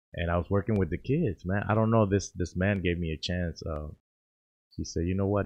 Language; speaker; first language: English; early bilingual, other home language; Spanish